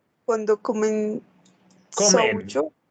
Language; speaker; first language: Portuguese; non-native, learner; Spanish